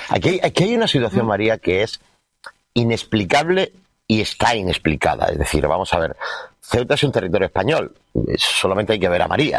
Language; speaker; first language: Spanish; native; Spanish